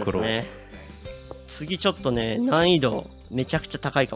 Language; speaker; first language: Japanese; native; Japanese